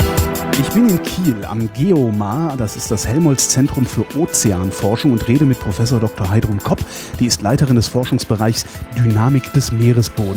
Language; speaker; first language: German; native; German